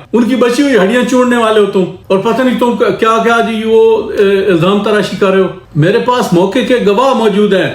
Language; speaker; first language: Urdu; non-native, local second language; Punjabi